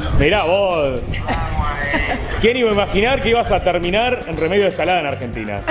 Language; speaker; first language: Spanish; native; Spanish